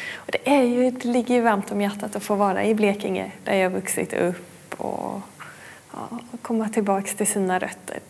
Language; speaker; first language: Swedish; native; Swedish